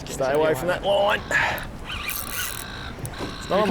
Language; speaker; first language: English; native; English